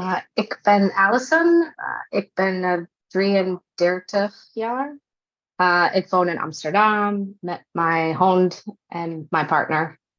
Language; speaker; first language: Dutch; non-native, learner; English